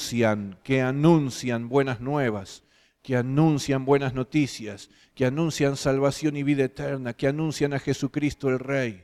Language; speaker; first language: Spanish; native; Spanish